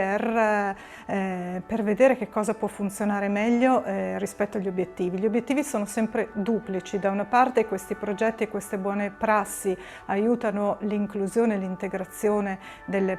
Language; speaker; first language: Italian; native; Italian